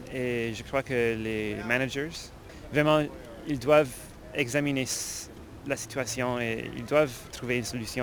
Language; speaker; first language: French; non-native, fluent; English